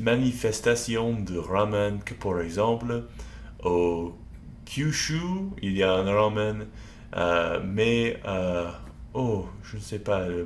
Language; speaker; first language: French; non-native, learner; English